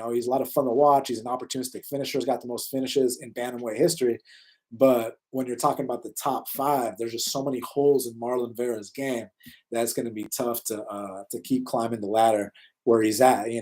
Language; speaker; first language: English; native; English